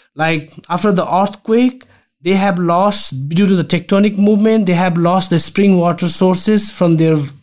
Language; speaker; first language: English; non-native, local second language; Nepali